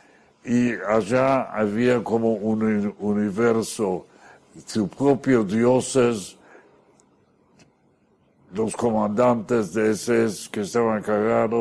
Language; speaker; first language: Spanish; non-native, fluent; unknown